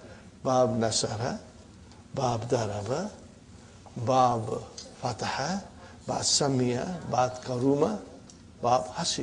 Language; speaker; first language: Arabic; non-native, fluent; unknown